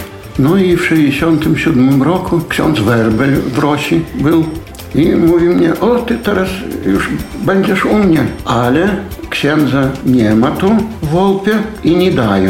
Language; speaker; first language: Polish; non-native, local second language; Belarusian